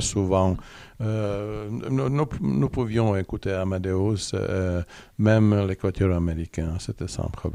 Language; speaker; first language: French; non-native, learner; Czech